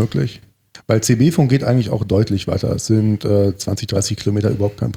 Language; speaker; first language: German; native; German